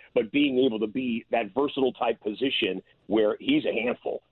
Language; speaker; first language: English; native; English